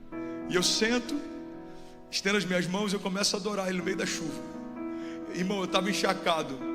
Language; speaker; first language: Portuguese; native; Portuguese